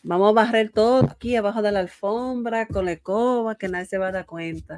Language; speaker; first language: Spanish; early bilingual, heritage; Spanish